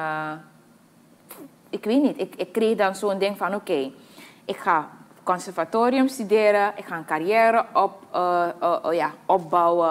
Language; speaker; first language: Dutch; native; Dutch